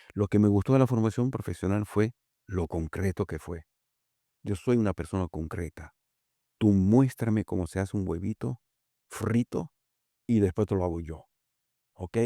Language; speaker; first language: Spanish; early bilingual, other home language; Italian